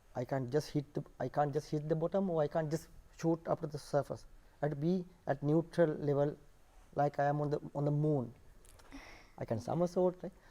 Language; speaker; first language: English; non-native, local second language; Sinhala